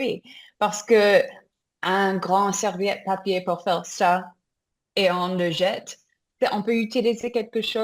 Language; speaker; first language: French; non-native, fluent; English